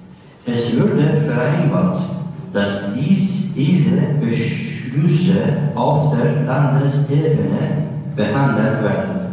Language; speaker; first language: German; non-native, learner; Turkish